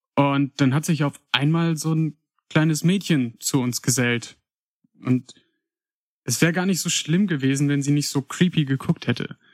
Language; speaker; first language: German; native; German